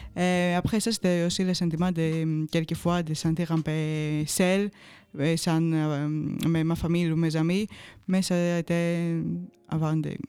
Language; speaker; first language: French; non-native, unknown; Greek